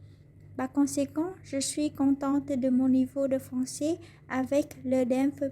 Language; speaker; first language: French; non-native, fluent; Vietnamese